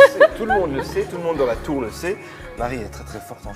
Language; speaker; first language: French; native; French